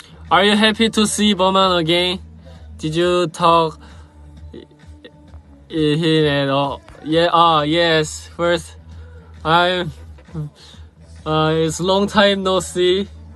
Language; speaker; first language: English; non-native, learner; Korean